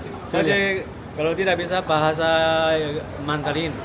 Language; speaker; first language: Indonesian; non-native, learner; Chinese